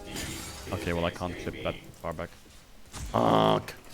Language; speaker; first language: English; native; English